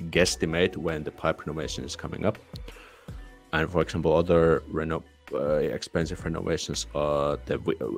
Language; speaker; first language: English; non-native, fluent; Finnish